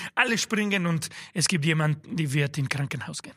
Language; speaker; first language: German; non-native, fluent; Spanish